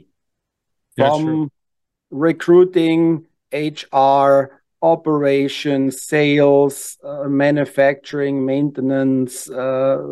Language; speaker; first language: English; non-native, fluent; German